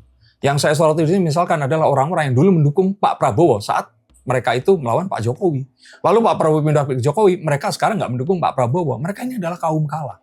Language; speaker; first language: Indonesian; native; Indonesian